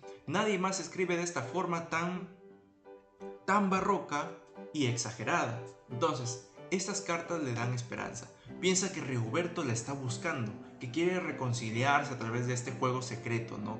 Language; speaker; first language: Spanish; native; Spanish